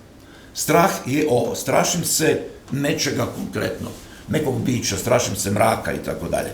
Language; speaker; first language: Croatian; native; Croatian